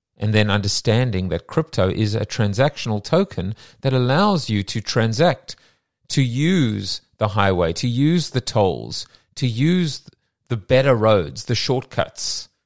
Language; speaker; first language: English; native; English